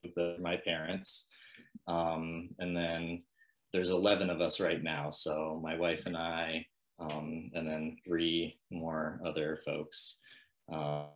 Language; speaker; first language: English; native; English